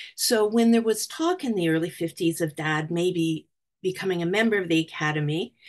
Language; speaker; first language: English; native; English